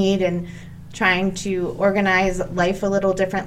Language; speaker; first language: English; native; English